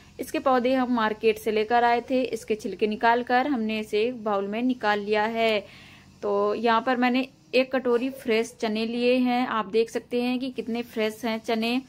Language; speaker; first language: Hindi; native; Hindi